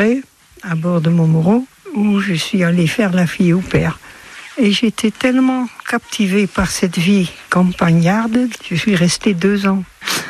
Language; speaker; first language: French; non-native, fluent; Dutch